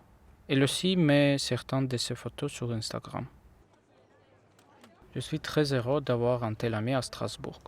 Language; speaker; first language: French; non-native, learner; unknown